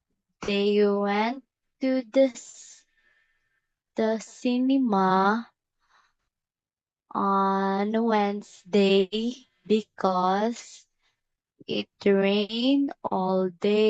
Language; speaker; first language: English; non-native, learner; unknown